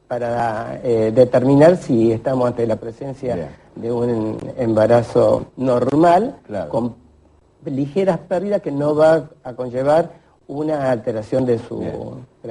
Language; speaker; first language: Spanish; native; Spanish